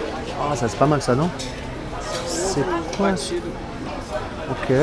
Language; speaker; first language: French; native; French